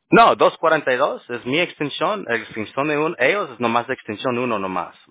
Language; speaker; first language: Spanish; early bilingual, heritage; Spanish